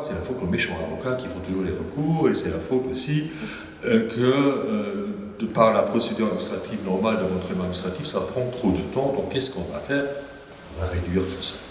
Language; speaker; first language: French; native; French